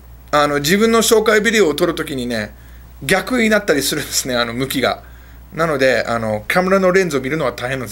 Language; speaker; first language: Japanese; early bilingual, heritage; Japanese